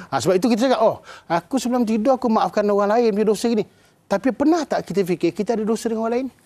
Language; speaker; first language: Malay; native; Malay